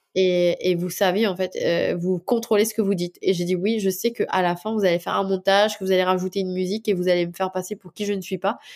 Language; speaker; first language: French; non-native, local second language; Morisyen